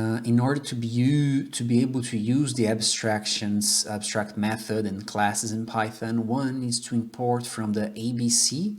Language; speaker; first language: English; non-native, fluent; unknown